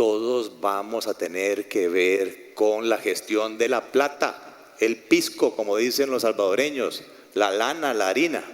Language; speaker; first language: Spanish; native; Spanish